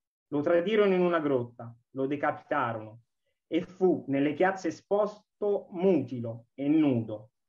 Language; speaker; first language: Italian; native; Italian